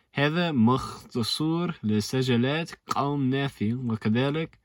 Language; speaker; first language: Arabic; non-native, learner; English